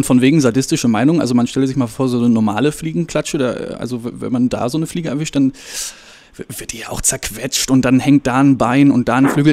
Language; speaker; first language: German; native; German